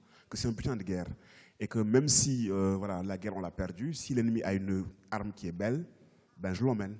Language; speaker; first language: French; native; French